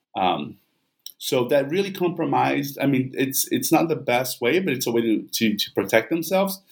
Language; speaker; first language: English; non-native, fluent; Portuguese